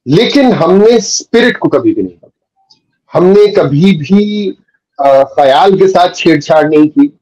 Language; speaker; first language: Hindi; native; Hindi